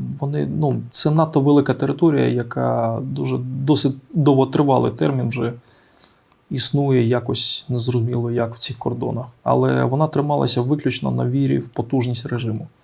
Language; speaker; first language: Ukrainian; native; Ukrainian